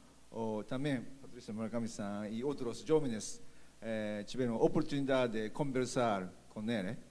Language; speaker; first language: Portuguese; non-native, fluent; Japanese